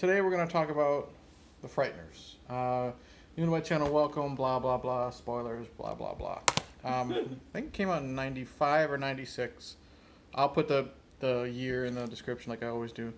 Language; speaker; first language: English; native; English